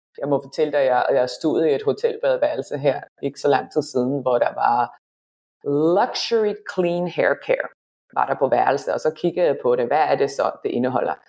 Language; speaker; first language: Danish; non-native, fluent; Finnish